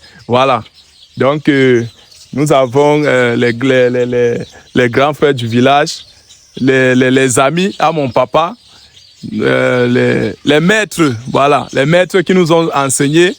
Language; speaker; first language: French; native; French